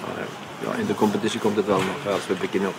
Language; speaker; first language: Dutch; non-native, fluent; Icelandic